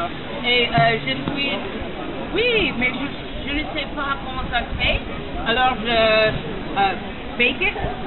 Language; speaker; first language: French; non-native, learner; English